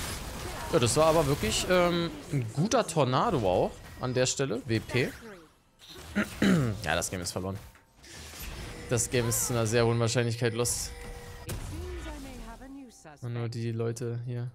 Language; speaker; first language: German; native; German